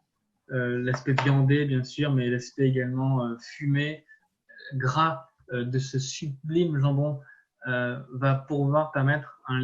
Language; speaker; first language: French; native; French